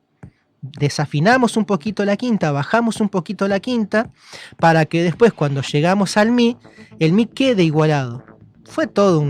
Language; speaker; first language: Spanish; native; Spanish